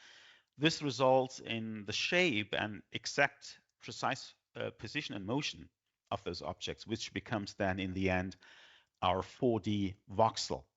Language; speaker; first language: English; non-native, fluent; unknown